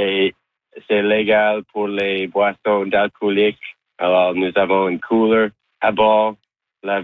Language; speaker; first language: French; non-native, local second language; English